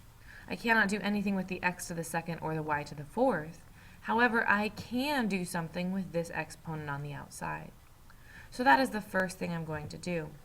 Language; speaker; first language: English; native; English